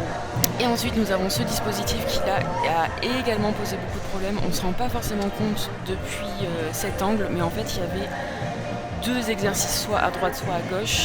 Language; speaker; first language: French; native; French